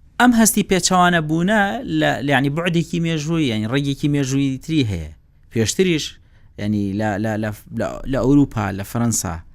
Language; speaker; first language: Central Kurdish; native; Central Kurdish